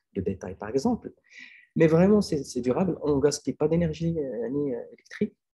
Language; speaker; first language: French; non-native, local second language; Arabic